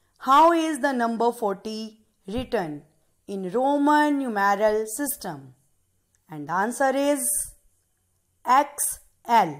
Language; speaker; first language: English; non-native, local second language; Punjabi